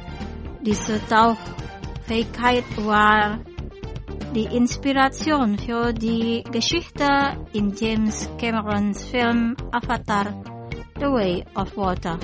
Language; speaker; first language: German; non-native, fluent; Indonesian